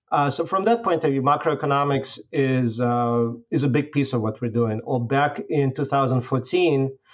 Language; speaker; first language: English; non-native, fluent; Russian